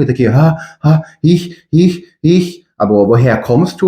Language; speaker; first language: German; non-native, fluent; Ukrainian